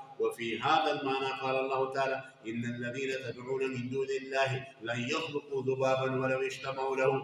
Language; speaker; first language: Urdu; non-native, local second language; Pashto